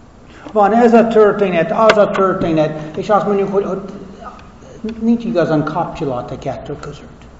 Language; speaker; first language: Hungarian; non-native, fluent; English